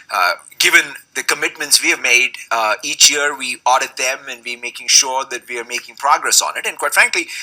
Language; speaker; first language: English; non-native, local second language; Telugu